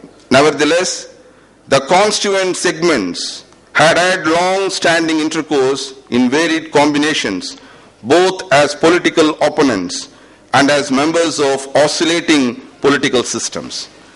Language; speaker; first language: English; non-native, local second language; Tamil